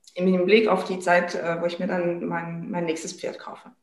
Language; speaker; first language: German; non-native, fluent; French